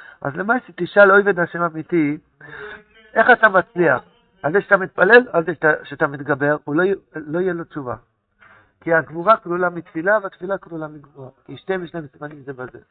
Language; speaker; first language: Hebrew; non-native, fluent; Yiddish